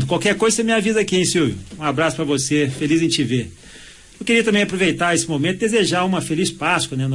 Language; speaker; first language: Portuguese; native; Portuguese